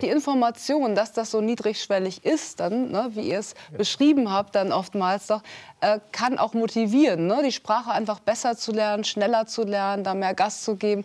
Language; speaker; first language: German; native; German